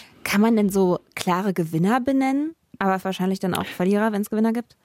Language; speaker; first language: German; native; German